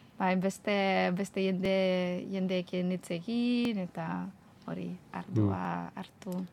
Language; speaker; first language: Basque; non-native, learner; Ukrainian